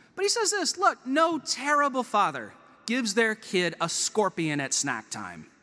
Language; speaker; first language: English; native; English